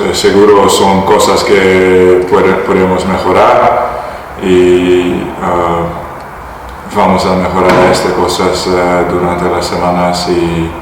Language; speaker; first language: Spanish; non-native, learner; Dutch